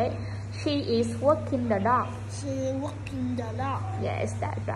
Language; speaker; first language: English; non-native, fluent; Vietnamese